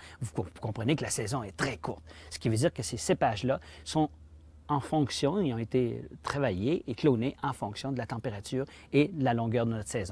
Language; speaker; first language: French; native; French